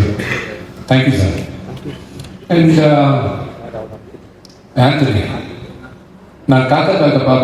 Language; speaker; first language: Tamil; non-native, local second language; Telugu